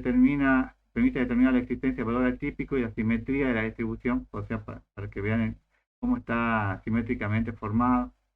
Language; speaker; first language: Spanish; native; Spanish